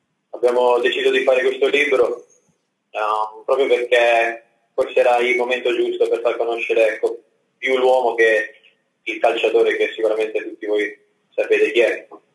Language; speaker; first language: Italian; early bilingual, other home language; English